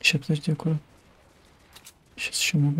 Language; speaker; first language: Russian; native; Russian